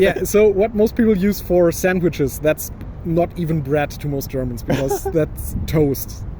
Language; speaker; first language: English; non-native, fluent; German